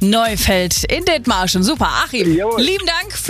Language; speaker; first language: German; native; German